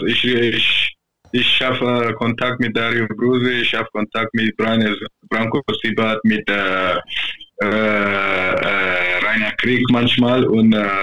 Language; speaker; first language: German; non-native, fluent; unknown